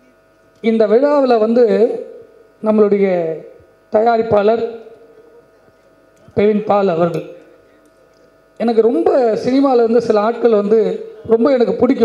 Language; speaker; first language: Tamil; native; Tamil